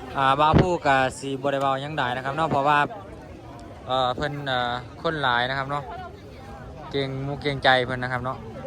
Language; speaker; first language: Thai; non-native, local second language; Lao